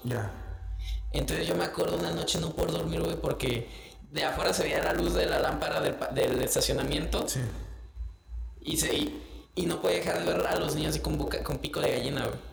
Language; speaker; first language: Spanish; native; Spanish